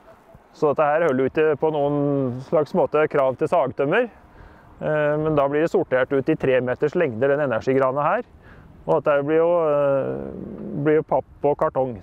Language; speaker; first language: Norwegian; native; Norwegian